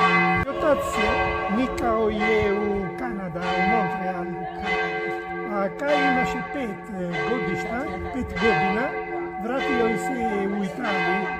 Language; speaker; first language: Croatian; early bilingual, heritage; Croatian